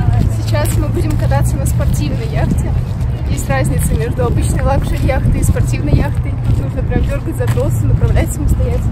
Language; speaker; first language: Russian; native; Russian